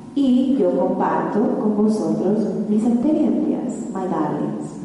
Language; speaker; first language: Spanish; non-native, fluent; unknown